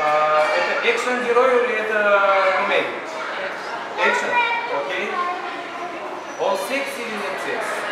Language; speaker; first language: Russian; non-native, learner; Bulgarian